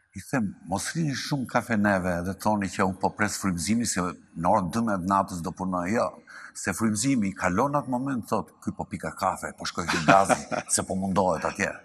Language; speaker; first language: Albanian; native; Albanian